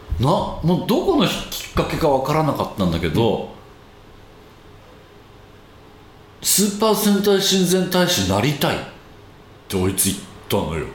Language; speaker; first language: Japanese; native; Japanese